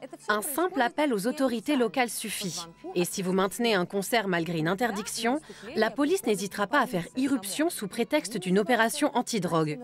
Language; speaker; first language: French; native; French